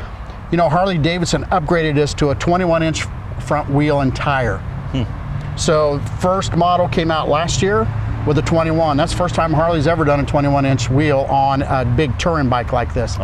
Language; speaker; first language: English; native; English